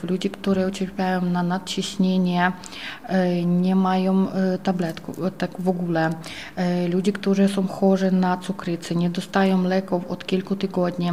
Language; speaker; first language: Polish; non-native, fluent; Ukrainian